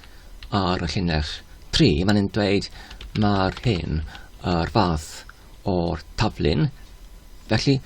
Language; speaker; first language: Welsh; non-native, learner; Polish